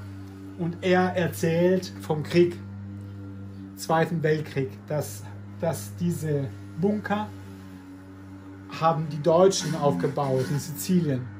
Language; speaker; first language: German; non-native, fluent; Italian